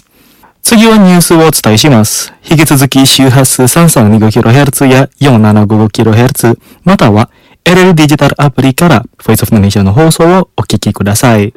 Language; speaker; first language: Japanese; non-native, fluent; Indonesian